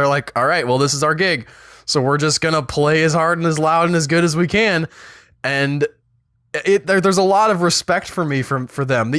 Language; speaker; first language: English; native; English